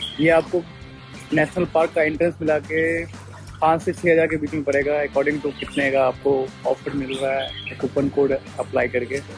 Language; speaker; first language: Hindi; native; Hindi